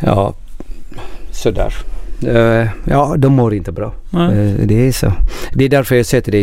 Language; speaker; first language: Swedish; non-native, learner; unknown